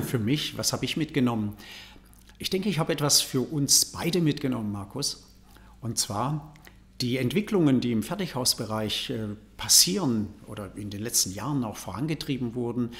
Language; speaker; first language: German; native; German